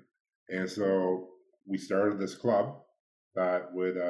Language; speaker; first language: English; native; English